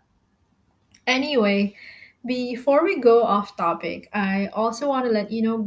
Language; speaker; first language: English; non-native, local second language; Filipino